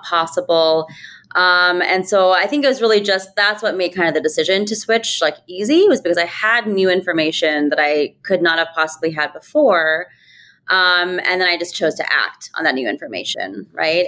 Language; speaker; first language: English; native; English